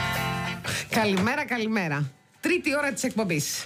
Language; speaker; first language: Greek; native; Greek